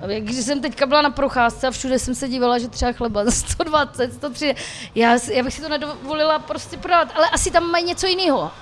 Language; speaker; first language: Czech; native; Czech